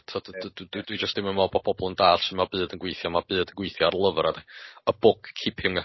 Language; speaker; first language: Welsh; native; Welsh